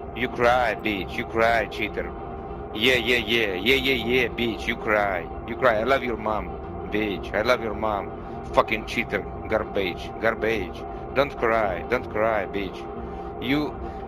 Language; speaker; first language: English; non-native, learner; Russian